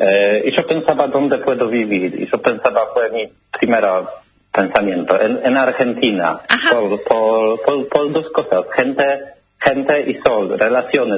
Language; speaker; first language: Spanish; non-native, learner; Polish